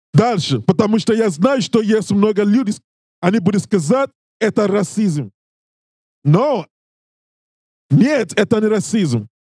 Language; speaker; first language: Russian; non-native, learner; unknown